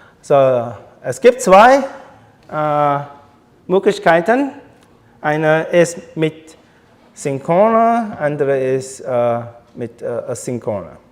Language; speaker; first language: German; non-native, learner; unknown